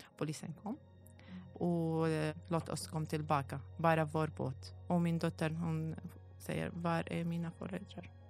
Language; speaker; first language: Swedish; non-native, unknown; Arabic